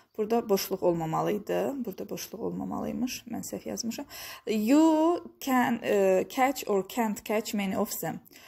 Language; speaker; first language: English; non-native, fluent; Azerbaijani